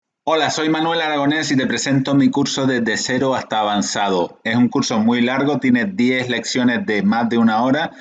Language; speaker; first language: Spanish; native; Spanish